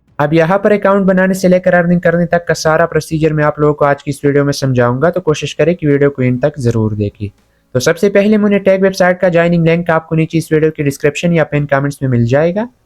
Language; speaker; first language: Urdu; non-native, local second language; Punjabi